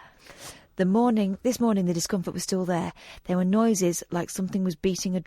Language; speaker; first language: English; native; English